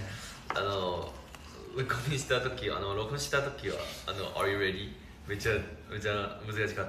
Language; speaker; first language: Japanese; non-native, fluent; Chinese